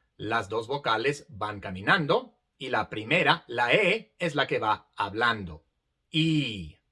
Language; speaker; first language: Spanish; non-native, fluent; English